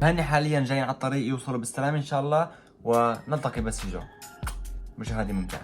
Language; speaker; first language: Arabic; native; Arabic